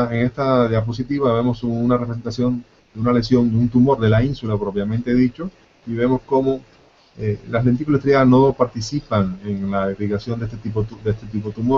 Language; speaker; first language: Spanish; native; Spanish